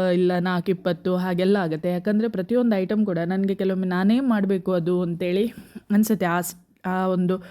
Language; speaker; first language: Kannada; native; Kannada